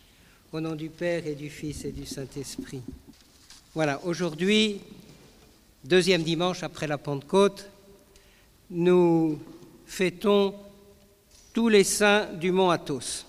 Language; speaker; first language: French; native; French